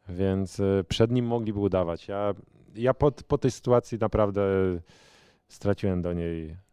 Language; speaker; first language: Polish; native; Polish